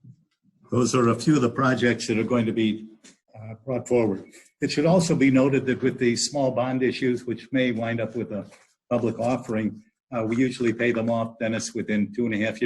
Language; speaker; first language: English; native; English